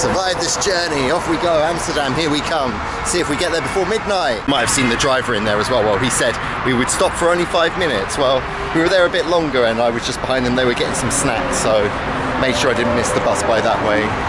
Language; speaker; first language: English; native; English